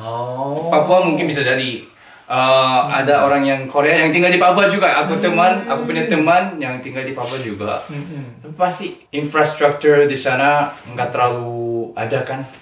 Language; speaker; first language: Indonesian; non-native, fluent; Korean